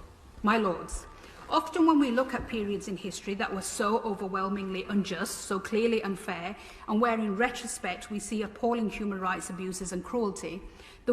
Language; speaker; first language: English; native; English